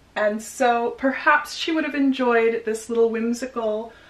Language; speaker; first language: English; native; English